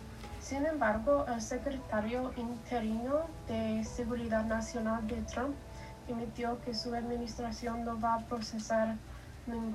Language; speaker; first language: Spanish; non-native, learner; English